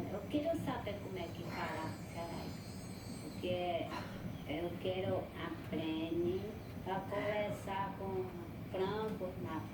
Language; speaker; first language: Portuguese; non-native, local second language; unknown